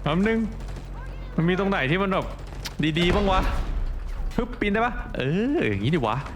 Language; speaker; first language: Thai; native; Thai